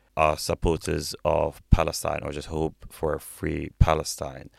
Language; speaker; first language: English; non-native, fluent; Arabic